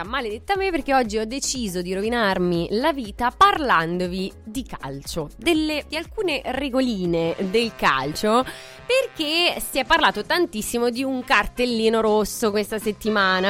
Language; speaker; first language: Italian; native; Italian